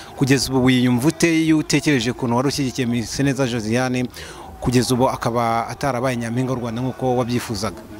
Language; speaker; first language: Kinyarwanda; native; Kinyarwanda